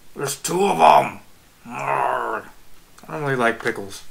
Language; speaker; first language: English; native; English